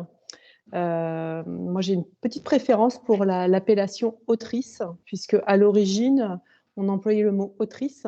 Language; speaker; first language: French; native; French